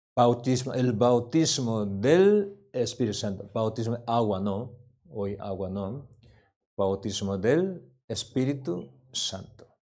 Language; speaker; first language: Spanish; non-native, learner; Korean